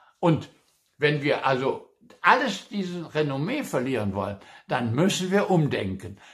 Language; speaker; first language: German; non-native, local second language; Luxembourgish